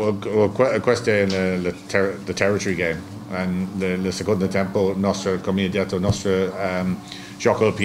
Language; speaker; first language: Italian; non-native, learner; English